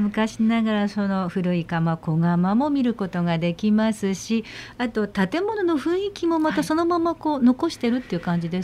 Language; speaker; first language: Japanese; native; Japanese